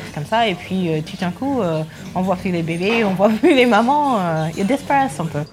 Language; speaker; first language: French; non-native, fluent; English